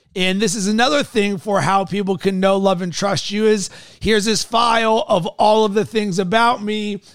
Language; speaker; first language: English; native; English